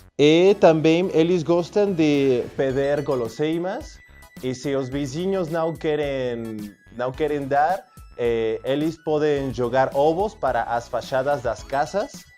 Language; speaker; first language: Portuguese; non-native, learner; Spanish